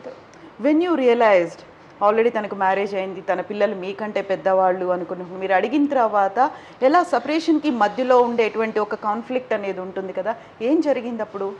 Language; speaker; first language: Telugu; native; Telugu